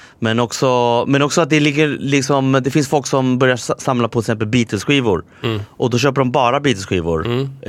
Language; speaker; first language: Swedish; early bilingual, other home language; Spanish